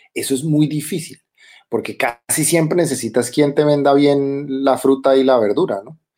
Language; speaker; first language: Spanish; native; Spanish